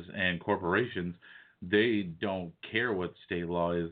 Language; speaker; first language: English; native; English